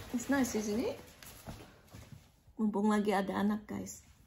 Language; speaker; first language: English; non-native, fluent; Indonesian